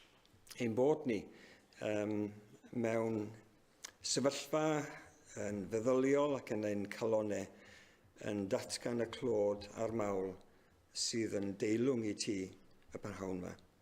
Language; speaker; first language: Welsh; native; Welsh